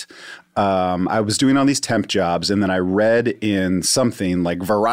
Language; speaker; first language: English; native; English